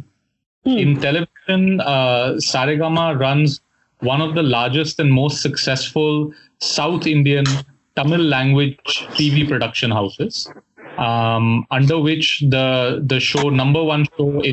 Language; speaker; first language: English; non-native, local second language; Hindi